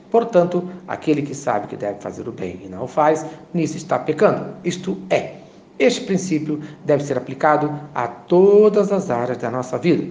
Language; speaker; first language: Portuguese; native; Portuguese